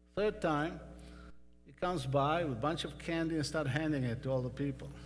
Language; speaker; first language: English; non-native, fluent; Hebrew